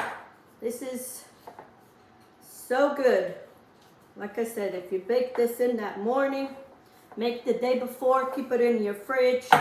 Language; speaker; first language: English; non-native, fluent; Portuguese